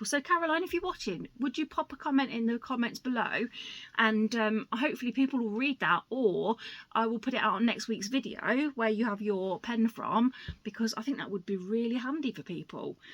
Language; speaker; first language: English; native; English